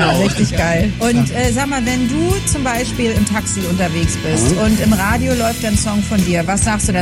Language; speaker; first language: German; native; German